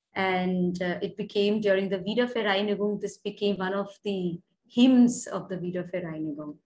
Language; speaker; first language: English; non-native, local second language; Bangla